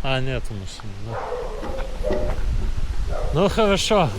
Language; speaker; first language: Russian; non-native, learner; Lithuanian